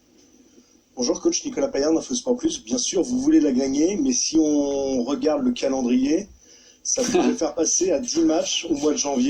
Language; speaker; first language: French; native; French